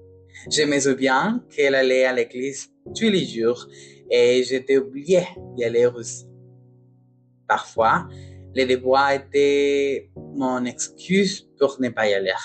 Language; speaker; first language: French; non-native, learner; Spanish